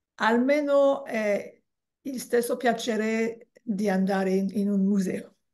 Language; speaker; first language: Italian; non-native, learner; French